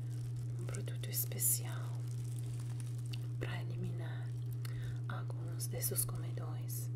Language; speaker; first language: Portuguese; non-native, fluent; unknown